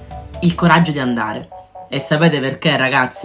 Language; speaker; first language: Italian; native; Italian